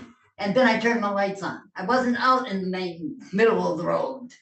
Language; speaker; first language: English; native; English